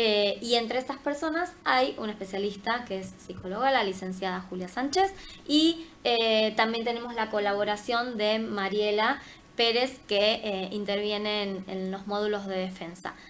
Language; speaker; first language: Spanish; native; Spanish